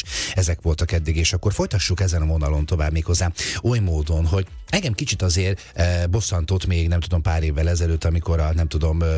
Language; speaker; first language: Hungarian; native; Hungarian